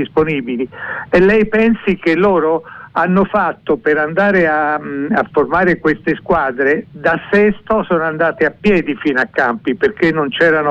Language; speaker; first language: Italian; native; Italian